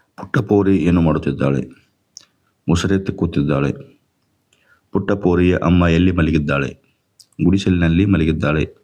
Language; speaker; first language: Kannada; native; Kannada